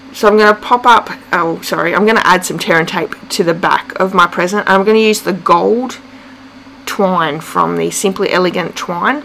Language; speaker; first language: English; native; English